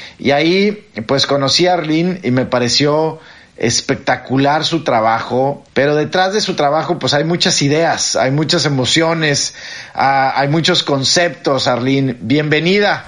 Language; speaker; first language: Spanish; native; Spanish